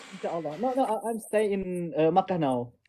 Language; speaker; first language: English; non-native, learner; Indonesian